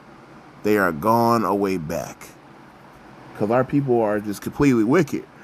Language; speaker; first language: English; native; English